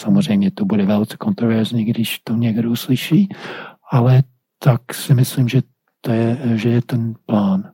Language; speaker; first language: Czech; non-native, fluent; English